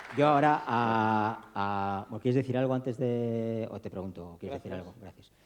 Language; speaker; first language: Spanish; non-native, local second language; Basque